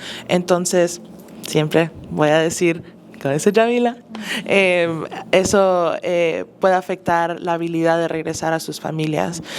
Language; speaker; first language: Spanish; early bilingual, other home language; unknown